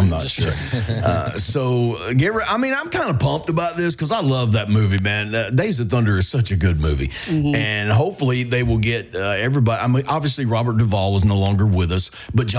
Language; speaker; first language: English; native; English